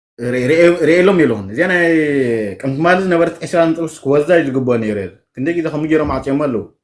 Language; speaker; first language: Tigrinya; native; Tigrinya